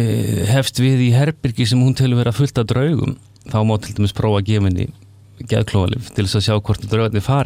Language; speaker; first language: Icelandic; native; Icelandic